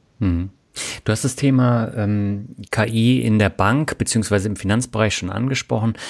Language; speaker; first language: German; native; German